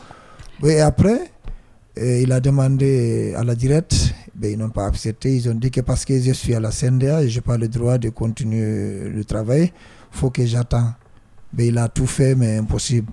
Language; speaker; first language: French; non-native, learner; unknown